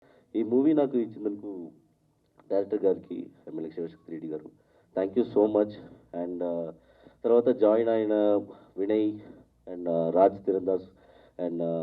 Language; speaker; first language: Telugu; non-native, learner; Tamil